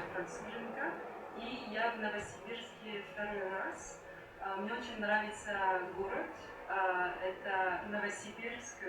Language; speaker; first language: Russian; non-native, learner; French